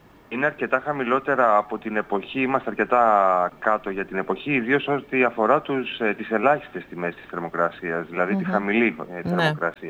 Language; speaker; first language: Greek; native; Greek